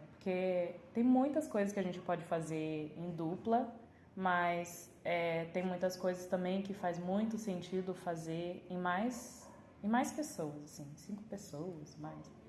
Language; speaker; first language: Portuguese; early bilingual, heritage; Portuguese